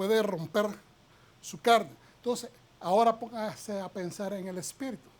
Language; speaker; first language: Spanish; native; Spanish